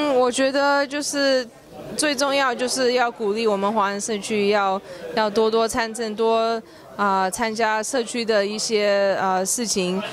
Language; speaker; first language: Chinese; early bilingual, heritage; Chinese